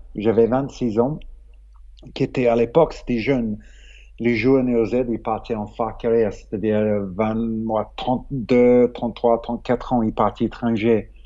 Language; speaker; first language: French; non-native, fluent; English